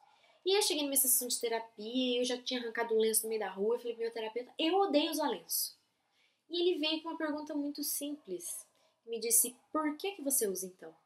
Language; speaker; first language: Portuguese; native; Portuguese